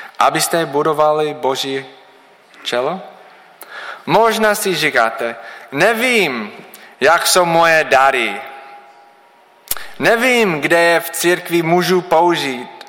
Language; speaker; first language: Czech; non-native, learner; English